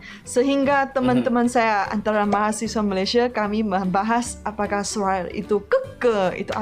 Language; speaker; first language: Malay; non-native, local second language; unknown